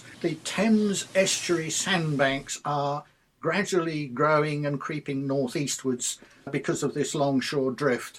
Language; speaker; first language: English; native; English